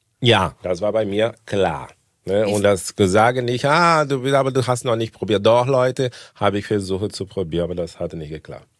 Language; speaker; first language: German; non-native, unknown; Portuguese